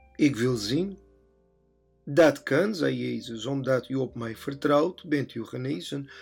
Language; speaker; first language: Dutch; non-native, fluent; Portuguese